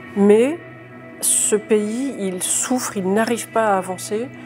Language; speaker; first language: French; native; French